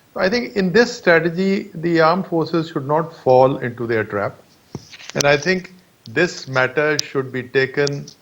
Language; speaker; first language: English; non-native, local second language; Urdu